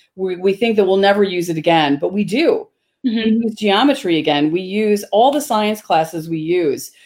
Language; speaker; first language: English; native; English